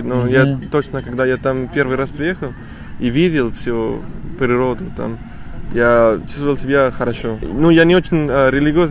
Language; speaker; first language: Russian; non-native, learner; Spanish